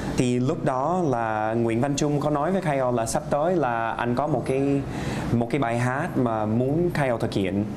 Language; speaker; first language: Vietnamese; non-native, fluent; English